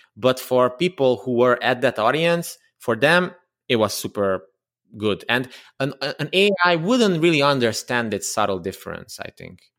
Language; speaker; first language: English; non-native, fluent; Romanian